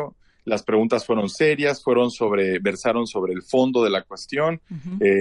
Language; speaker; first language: Spanish; native; Spanish